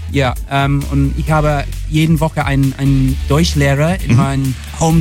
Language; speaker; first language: German; non-native, learner; English